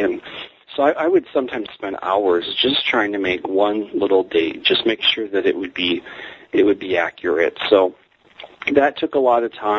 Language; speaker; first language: English; native; English